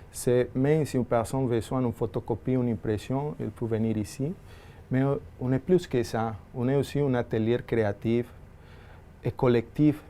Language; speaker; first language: French; non-native, fluent; Spanish